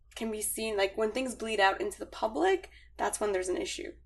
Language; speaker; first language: English; early bilingual, other home language; Arabic